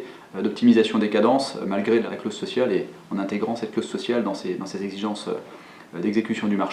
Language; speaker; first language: French; native; French